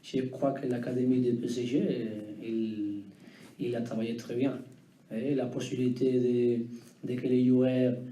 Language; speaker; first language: French; non-native, learner; Spanish